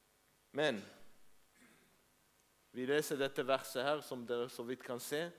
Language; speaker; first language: Norwegian; non-native, fluent; Hebrew